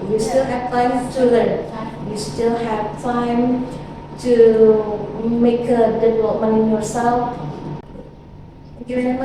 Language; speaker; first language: English; non-native, fluent; Indonesian